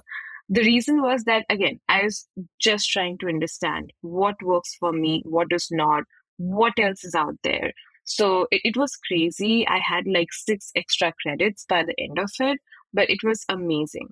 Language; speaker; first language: English; non-native, local second language; Hindi